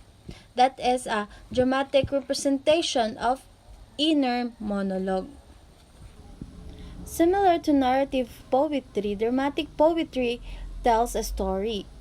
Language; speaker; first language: English; non-native, fluent; Filipino